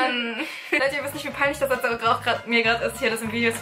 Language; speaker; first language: German; native; German